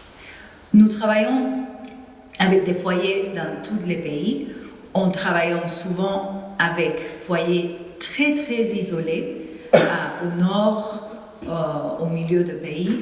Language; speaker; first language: French; non-native, fluent; Spanish